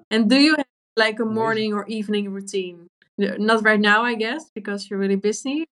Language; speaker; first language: English; non-native, fluent; Dutch